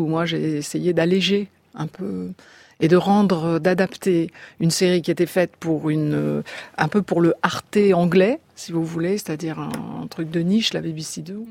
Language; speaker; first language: French; native; French